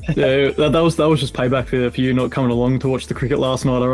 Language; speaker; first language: English; native; English